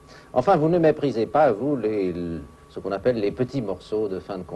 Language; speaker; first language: French; native; French